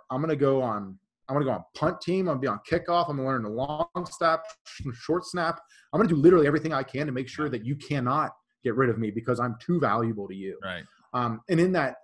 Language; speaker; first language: English; native; English